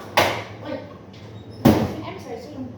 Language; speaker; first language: English; non-native, learner; Filipino